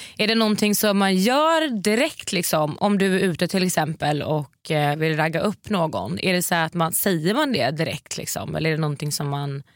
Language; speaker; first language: Swedish; native; Swedish